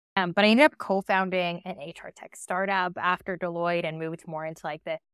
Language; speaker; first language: English; early bilingual, other home language; Spanish